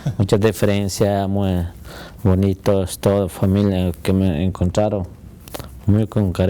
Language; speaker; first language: Spanish; non-native, local second language; Quechua